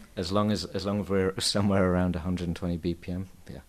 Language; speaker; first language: English; native; English